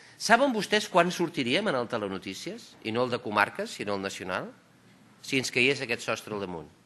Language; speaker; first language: Catalan; native; Catalan